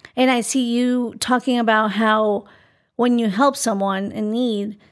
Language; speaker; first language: English; early bilingual, other home language; Spanish